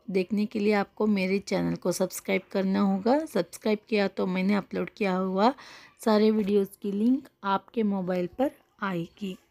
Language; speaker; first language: Hindi; non-native, local second language; Kannada